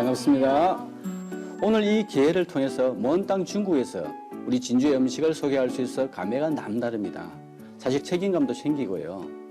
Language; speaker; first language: Korean; native; Korean